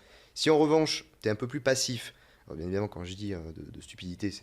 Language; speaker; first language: French; native; French